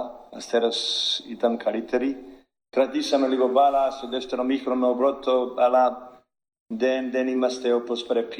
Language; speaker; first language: Greek; non-native, learner; Serbian